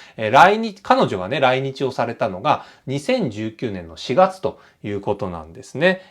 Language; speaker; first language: Japanese; native; Japanese